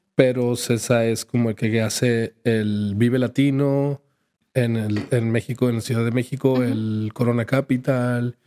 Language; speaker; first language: Spanish; native; Spanish